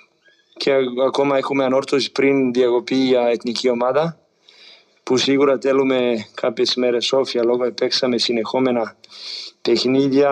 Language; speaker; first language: Greek; non-native, fluent; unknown